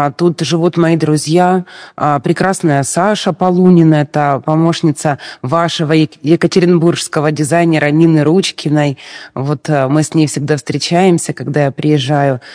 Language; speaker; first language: Russian; native; Russian